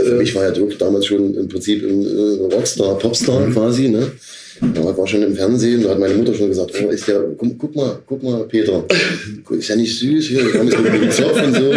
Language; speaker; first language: German; native; German